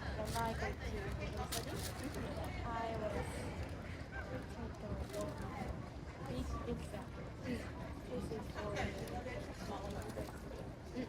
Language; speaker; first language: English; non-native, learner; Korean